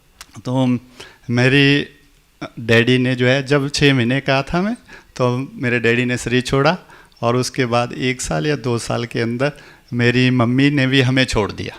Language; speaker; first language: Hindi; native; Hindi